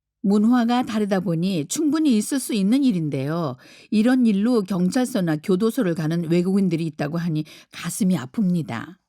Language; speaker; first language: Korean; native; Korean